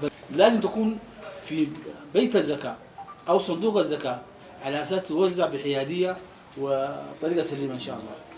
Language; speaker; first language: Arabic; native; Arabic